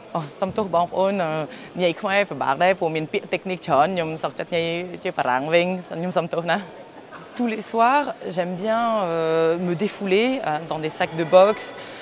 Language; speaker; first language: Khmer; early bilingual, heritage; Khmer